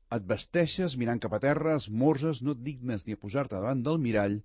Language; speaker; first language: Catalan; native; Catalan